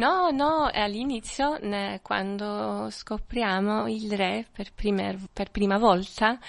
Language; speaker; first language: Italian; non-native, fluent; French